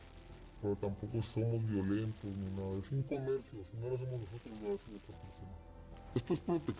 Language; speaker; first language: Spanish; native; Spanish